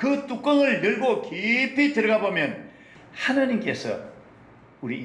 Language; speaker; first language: Korean; native; Korean